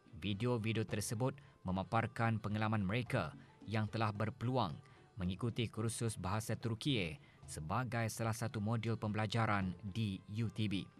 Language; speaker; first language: Malay; native; Malay